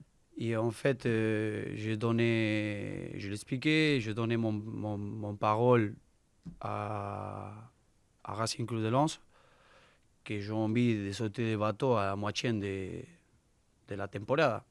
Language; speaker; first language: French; non-native, learner; Spanish